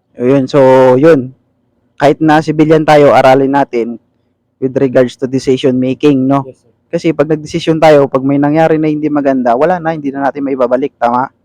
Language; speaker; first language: Filipino; non-native, local second language; Cebuano